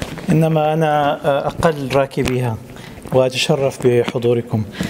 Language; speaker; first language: Arabic; native; Arabic